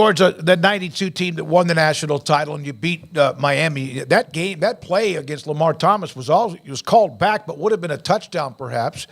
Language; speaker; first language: English; native; English